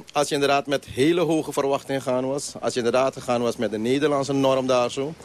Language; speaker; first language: Dutch; non-native, local second language; Caribbean Hindustani